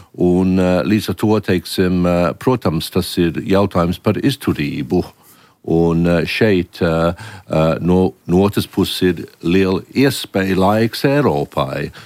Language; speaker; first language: Latvian; early bilingual, heritage; Latvian